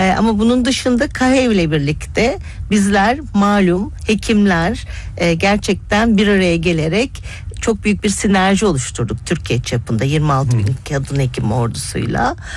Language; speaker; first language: Turkish; native; Turkish